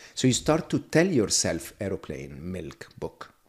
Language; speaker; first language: English; non-native, fluent; Arabic